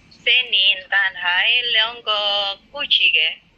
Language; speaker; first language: Cantonese; non-native, learner; Indonesian